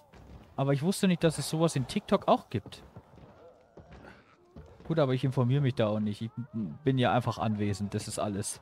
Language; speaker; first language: German; native; German